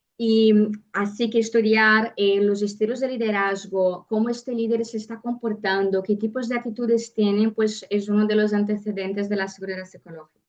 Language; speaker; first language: Spanish; non-native, fluent; Portuguese